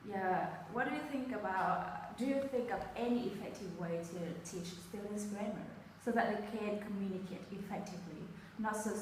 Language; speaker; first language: English; non-native, fluent; Vietnamese